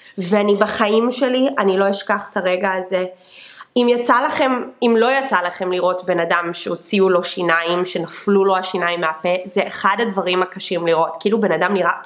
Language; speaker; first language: Hebrew; non-native, fluent; English